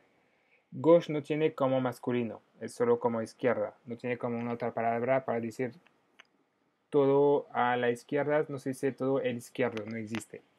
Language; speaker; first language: Spanish; non-native, fluent; French